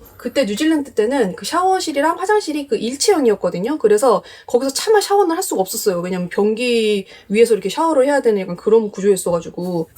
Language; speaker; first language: Korean; native; Korean